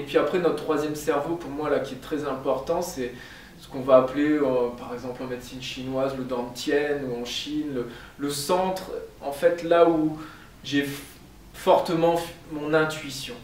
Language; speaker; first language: French; native; French